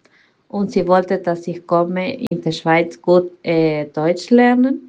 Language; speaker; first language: German; non-native, learner; Spanish